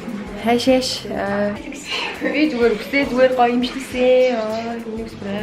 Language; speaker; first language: Mongolian; native; Mongolian